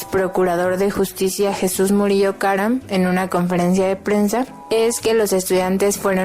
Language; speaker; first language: Spanish; native; Spanish